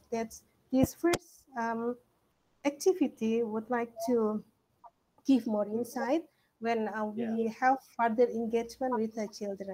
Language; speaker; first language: English; non-native, learner; Indonesian